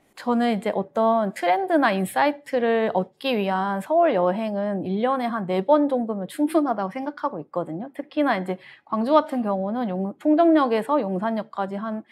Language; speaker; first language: Korean; native; Korean